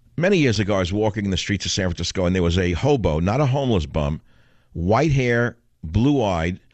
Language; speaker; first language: English; native; English